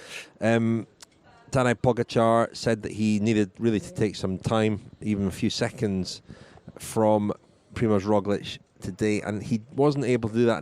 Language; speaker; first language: English; native; English